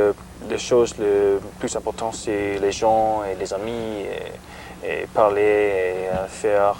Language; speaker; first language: French; non-native, learner; English